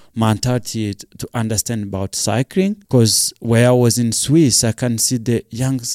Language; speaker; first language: English; non-native, local second language; Kinyarwanda